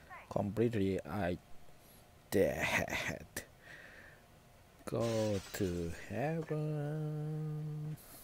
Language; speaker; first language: English; non-native, learner; Japanese